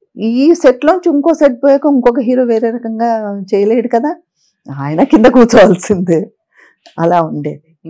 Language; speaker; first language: Telugu; native; Telugu